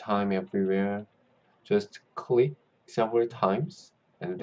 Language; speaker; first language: English; non-native, learner; Korean